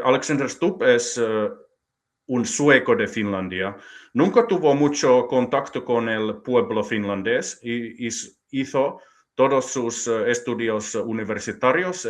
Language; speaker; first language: Spanish; non-native, fluent; Finnish